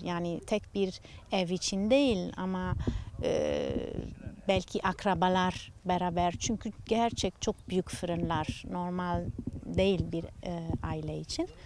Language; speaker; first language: Turkish; non-native, learner; Italian